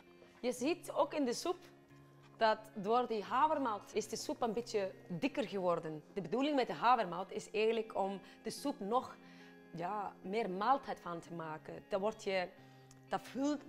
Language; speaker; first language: Dutch; non-native, fluent; Icelandic